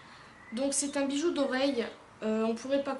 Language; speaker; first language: French; native; French